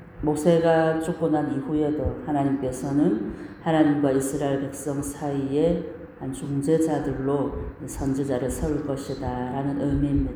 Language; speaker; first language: Korean; native; Korean